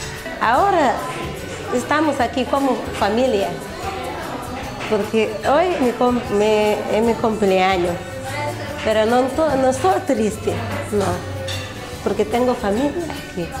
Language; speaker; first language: Spanish; non-native, learner; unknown